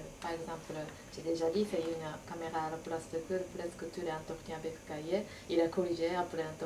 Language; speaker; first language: French; non-native, fluent; Japanese